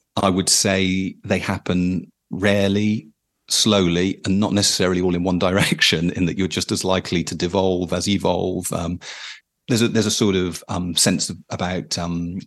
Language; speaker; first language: English; native; English